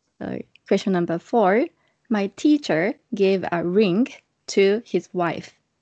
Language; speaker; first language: English; non-native, fluent; Japanese